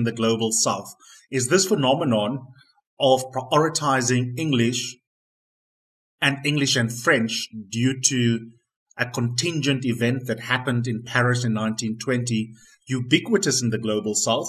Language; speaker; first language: English; non-native, local second language; Afrikaans